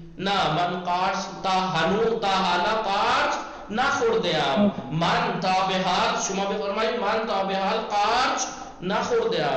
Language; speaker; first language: Persian; non-native, fluent; Urdu